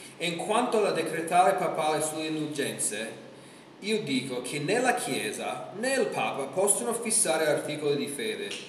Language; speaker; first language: Italian; non-native, fluent; English